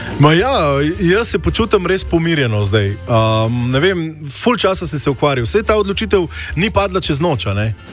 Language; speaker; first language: Slovenian; native; Slovenian